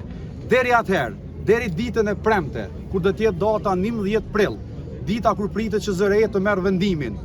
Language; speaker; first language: Albanian; native; Albanian